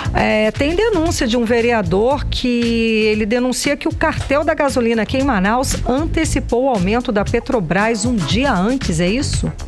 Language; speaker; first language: Portuguese; native; Portuguese